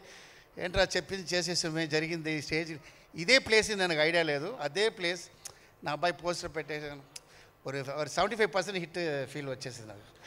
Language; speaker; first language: Telugu; non-native, learner; Kannada